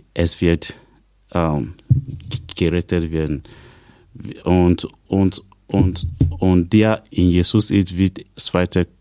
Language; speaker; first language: German; non-native, fluent; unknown